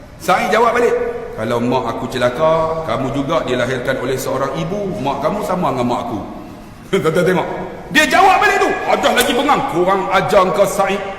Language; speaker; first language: Malay; native; Malay